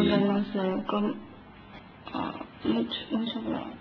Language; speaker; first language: Spanish; non-native, learner; Chinese